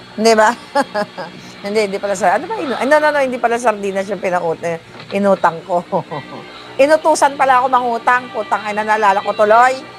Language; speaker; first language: Filipino; non-native, local second language; Cebuano